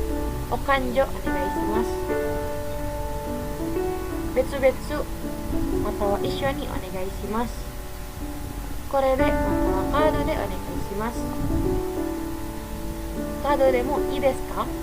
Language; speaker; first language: Japanese; non-native, learner; Indonesian